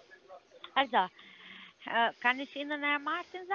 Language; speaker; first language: German; non-native, learner; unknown